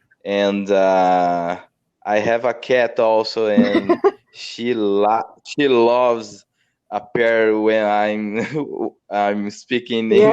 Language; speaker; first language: English; non-native, learner; Portuguese